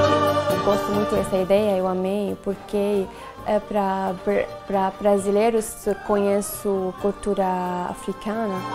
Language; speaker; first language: Portuguese; non-native, learner; Arabic